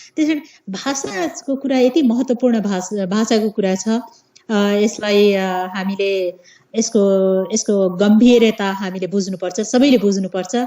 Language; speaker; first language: Nepali; non-native, local second language; Awadhi